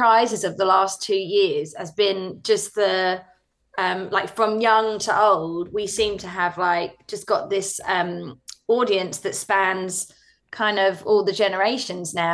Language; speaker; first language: English; native; English